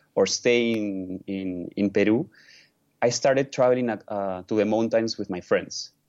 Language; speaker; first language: English; non-native, fluent; Spanish